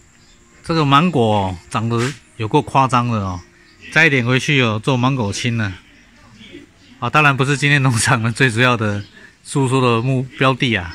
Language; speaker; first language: Chinese; native; Chinese